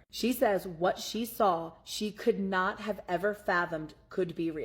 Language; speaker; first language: English; native; English